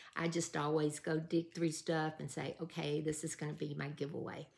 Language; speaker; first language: English; native; English